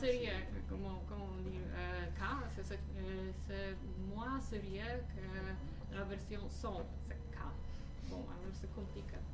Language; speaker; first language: French; non-native, fluent; Polish